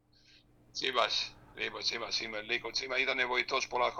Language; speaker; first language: Greek; non-native, fluent; Serbian